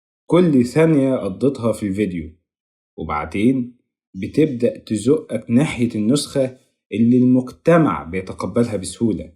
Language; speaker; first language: Arabic; native; Arabic